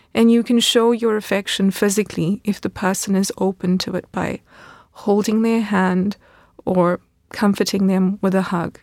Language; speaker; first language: English; native; English